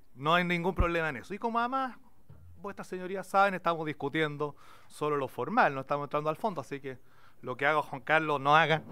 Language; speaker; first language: Spanish; native; Spanish